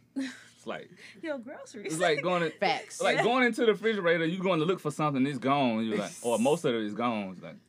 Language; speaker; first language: English; native; English